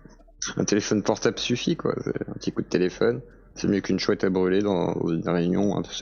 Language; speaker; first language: French; native; French